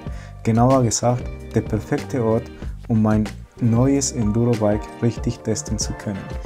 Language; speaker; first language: German; non-native, fluent; Spanish